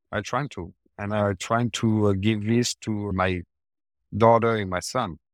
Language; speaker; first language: English; non-native, learner; French